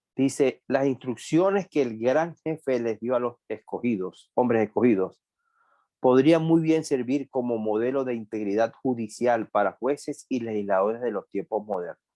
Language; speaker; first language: Spanish; native; Spanish